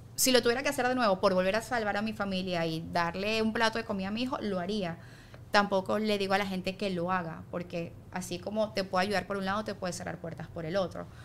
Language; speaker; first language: Spanish; native; Spanish